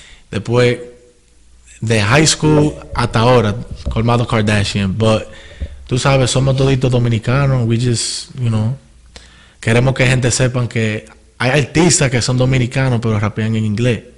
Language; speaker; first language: Spanish; early bilingual, heritage; Spanish